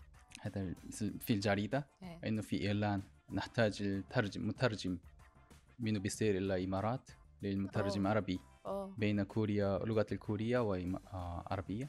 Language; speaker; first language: Arabic; non-native, learner; Korean